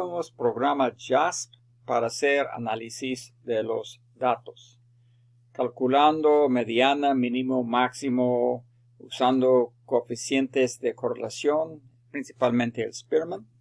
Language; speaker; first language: Spanish; non-native, fluent; English